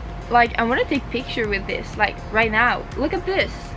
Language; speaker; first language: English; non-native, learner; French